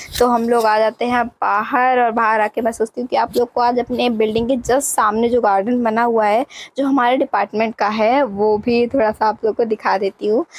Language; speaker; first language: Hindi; native; Hindi